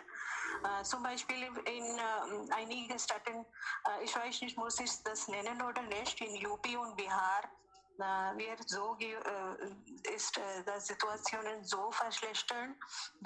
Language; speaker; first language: German; non-native, learner; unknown